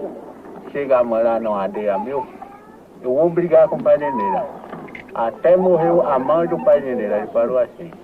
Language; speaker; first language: Portuguese; non-native, local second language; Kayapó